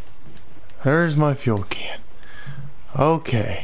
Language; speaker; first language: English; native; English